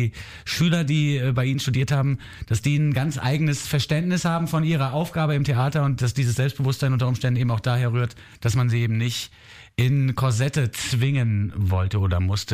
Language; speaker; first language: German; native; German